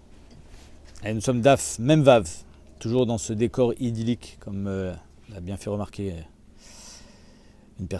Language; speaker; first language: French; native; French